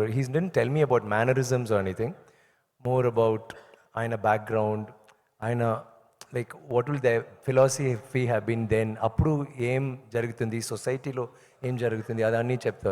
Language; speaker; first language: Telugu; non-native, learner; Tamil